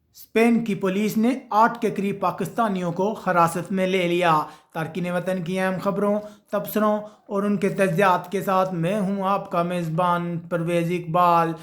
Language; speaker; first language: Urdu; non-native, local second language; Punjabi